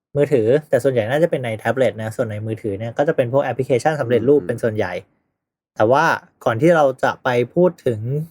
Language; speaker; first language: Thai; native; Thai